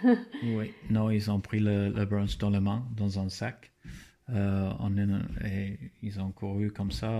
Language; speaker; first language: French; non-native, fluent; English